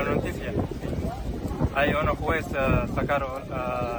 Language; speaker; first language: Spanish; non-native, learner; Arabic